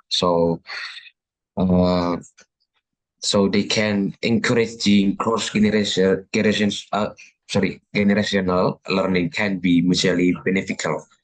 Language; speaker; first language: English; non-native, learner; Indonesian